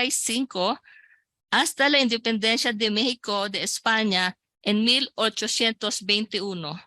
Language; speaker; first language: Spanish; non-native, local second language; Filipino